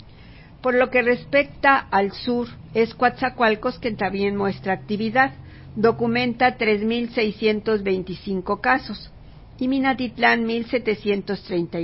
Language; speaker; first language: Spanish; native; Spanish